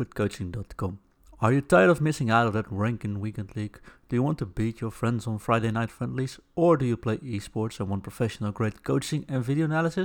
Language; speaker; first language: English; non-native, fluent; Dutch